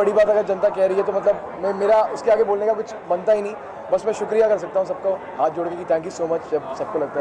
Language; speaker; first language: Hindi; native; Hindi